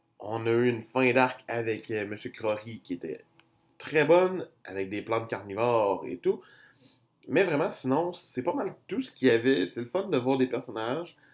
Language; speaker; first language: French; native; French